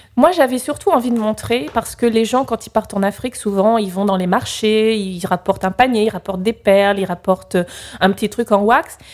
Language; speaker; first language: French; native; French